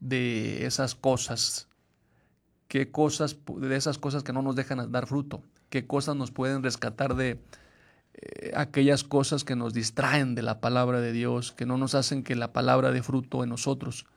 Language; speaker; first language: Spanish; native; Spanish